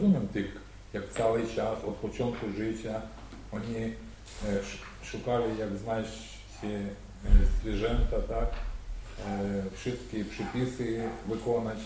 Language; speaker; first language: Polish; non-native, learner; Russian